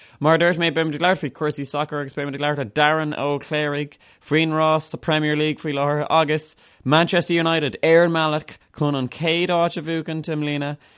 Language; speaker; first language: Irish; non-native, local second language; English